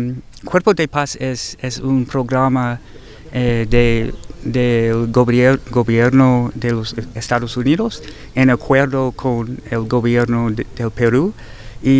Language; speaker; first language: Spanish; non-native, learner; English